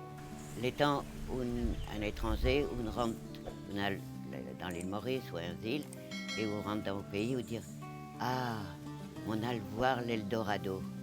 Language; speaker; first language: French; non-native, local second language; Morisyen